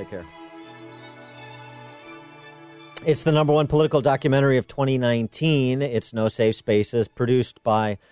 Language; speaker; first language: English; native; English